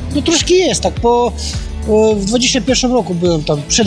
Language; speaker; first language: Polish; non-native, learner; Ukrainian